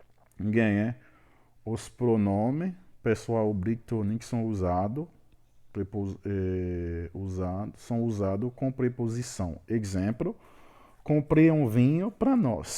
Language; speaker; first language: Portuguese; non-native, learner; Haitian Creole